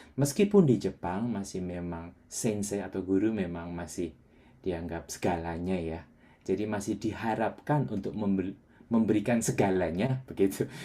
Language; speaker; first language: Indonesian; non-native, local second language; Javanese